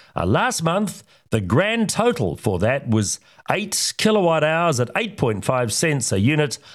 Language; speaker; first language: English; native; English